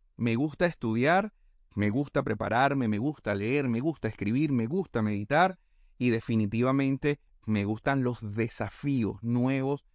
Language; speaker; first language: Spanish; native; Spanish